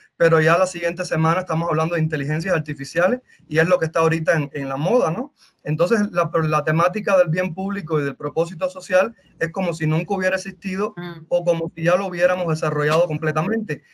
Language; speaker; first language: Spanish; native; Spanish